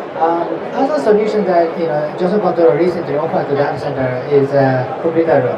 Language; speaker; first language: English; non-native, fluent; Japanese